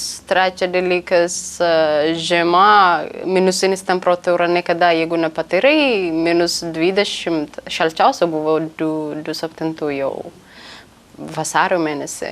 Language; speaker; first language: Lithuanian; non-native, learner; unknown